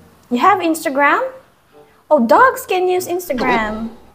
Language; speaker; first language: English; non-native, local second language; Filipino